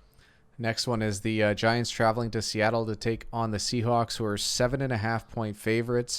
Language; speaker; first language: English; native; English